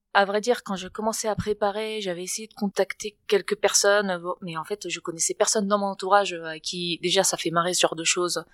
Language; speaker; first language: French; non-native, fluent; Spanish